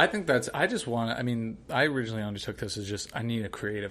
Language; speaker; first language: English; native; English